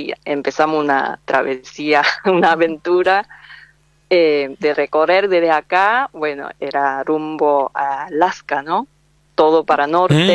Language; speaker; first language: Spanish; non-native, fluent; Korean